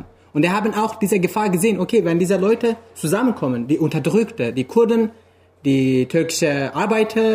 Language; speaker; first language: German; non-native, fluent; Kurdish